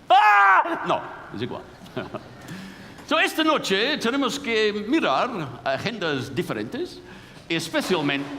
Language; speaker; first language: Spanish; non-native, fluent; English